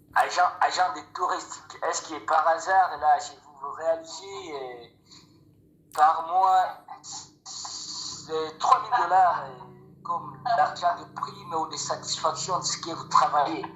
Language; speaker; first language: French; non-native, local second language; Rundi